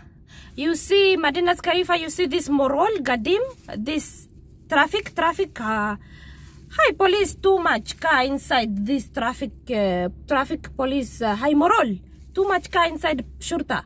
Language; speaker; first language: English; non-native, learner; Arabic